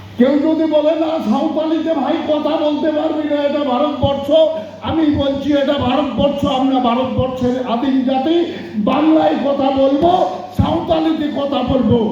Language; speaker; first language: Bangla; non-native, local second language; Santali